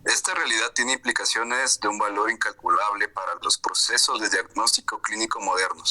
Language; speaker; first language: Spanish; native; Spanish